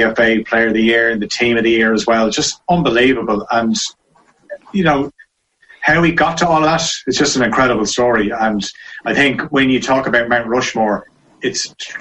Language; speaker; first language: English; native; English